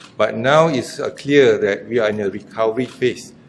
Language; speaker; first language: English; non-native, local second language; Malay